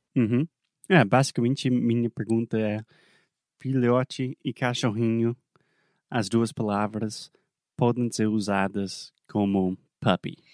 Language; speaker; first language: Portuguese; non-native, fluent; English